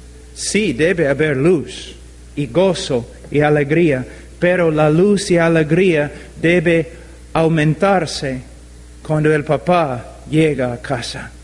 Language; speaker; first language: Spanish; non-native, fluent; English